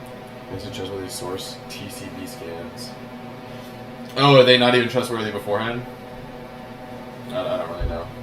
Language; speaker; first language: English; native; English